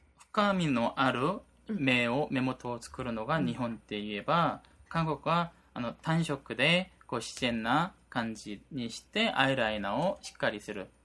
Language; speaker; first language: Japanese; non-native, fluent; Korean